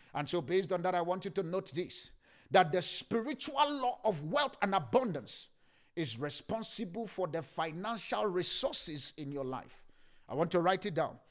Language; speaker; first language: English; non-native, local second language; Yoruba